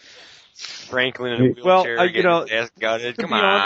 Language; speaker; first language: English; native; English